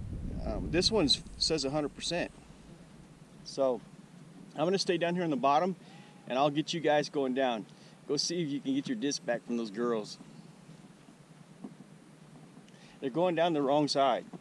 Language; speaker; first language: English; native; English